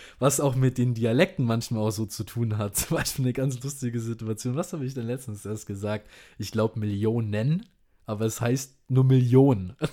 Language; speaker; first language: German; early bilingual, other home language; Indonesian